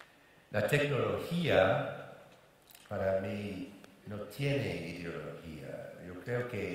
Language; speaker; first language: Spanish; non-native, fluent; English